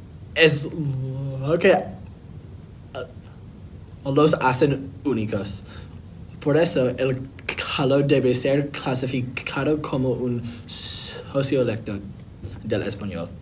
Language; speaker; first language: Spanish; non-native, learner; English